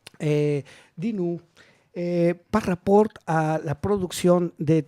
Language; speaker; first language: French; non-native, learner; Spanish